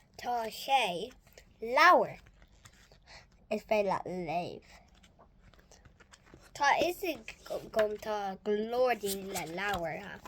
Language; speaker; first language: Irish; non-native, learner; English